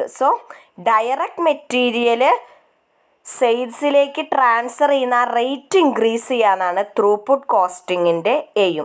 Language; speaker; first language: Malayalam; native; Malayalam